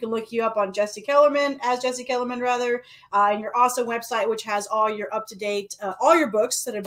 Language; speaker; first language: English; native; English